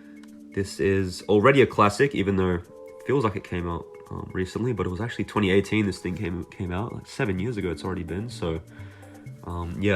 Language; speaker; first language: English; native; English